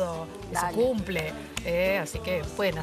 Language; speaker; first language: Spanish; native; Spanish